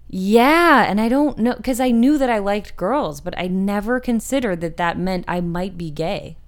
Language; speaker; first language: English; native; English